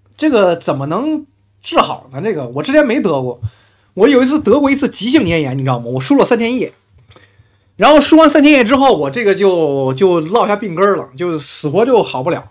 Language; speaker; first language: Chinese; native; Chinese